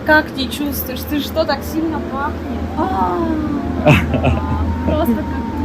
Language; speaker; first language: Russian; native; Russian